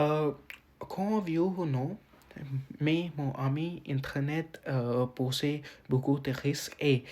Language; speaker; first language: French; non-native, learner; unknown